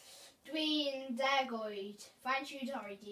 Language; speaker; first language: Welsh; non-native, learner; English